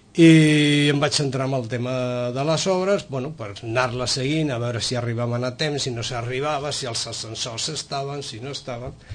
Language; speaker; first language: Catalan; non-native, local second language; Spanish